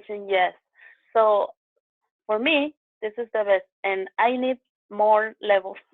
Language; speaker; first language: English; non-native, learner; Spanish